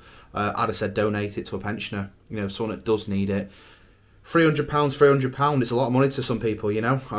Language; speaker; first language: English; native; English